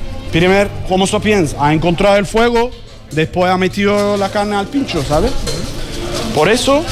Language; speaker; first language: Spanish; non-native, learner; Turkish